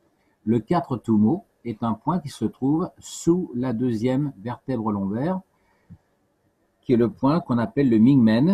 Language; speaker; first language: French; native; French